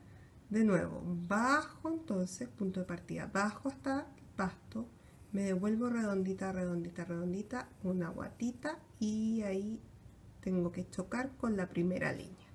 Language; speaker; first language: Spanish; native; Spanish